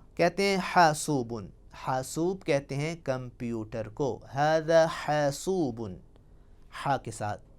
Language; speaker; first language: Urdu; non-native, local second language; Punjabi